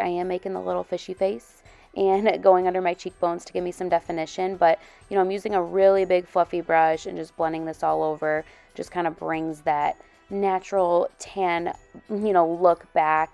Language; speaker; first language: English; native; English